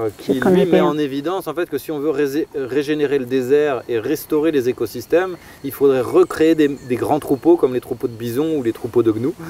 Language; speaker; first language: French; native; French